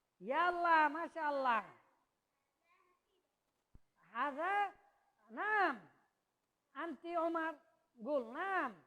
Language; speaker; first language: Arabic; non-native, fluent; Bangla